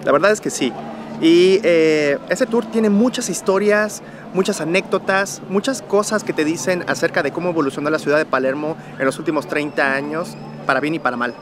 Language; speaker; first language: Spanish; native; Spanish